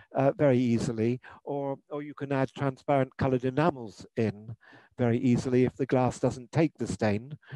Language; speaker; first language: English; native; English